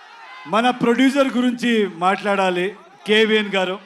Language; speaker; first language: Telugu; non-native, learner; Kannada